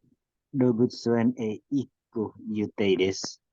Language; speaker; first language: Japanese; non-native, learner; Indonesian